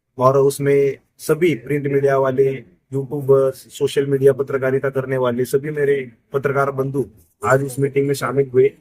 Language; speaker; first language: Hindi; non-native, local second language; Marathi